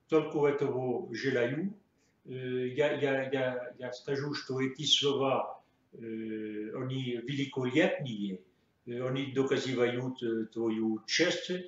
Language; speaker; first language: Russian; non-native, fluent; French